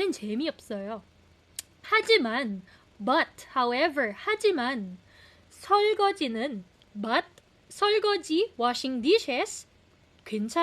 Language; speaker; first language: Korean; non-native, fluent; Filipino